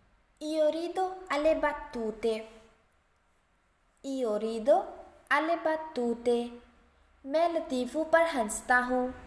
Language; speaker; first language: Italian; non-native, fluent; Urdu